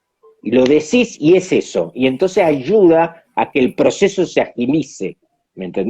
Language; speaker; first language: Spanish; native; Spanish